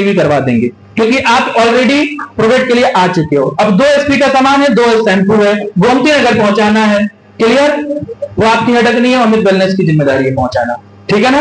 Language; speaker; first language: Hindi; native; Hindi